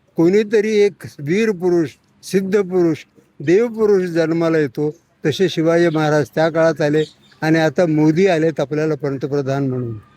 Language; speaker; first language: Marathi; native; Marathi